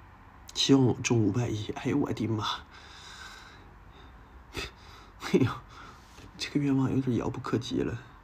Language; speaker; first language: Chinese; native; Chinese